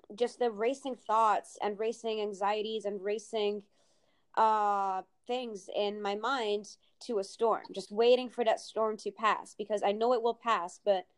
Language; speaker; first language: English; early bilingual, other home language; Italian